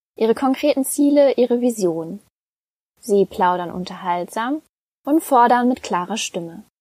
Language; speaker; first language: German; native; German